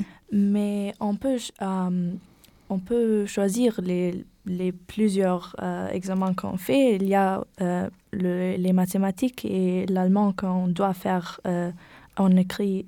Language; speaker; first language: French; non-native, learner; German